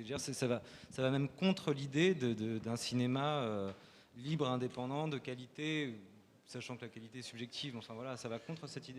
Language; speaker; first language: French; native; French